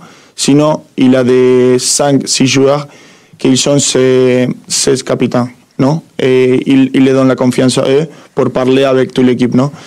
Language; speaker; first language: French; non-native, fluent; Spanish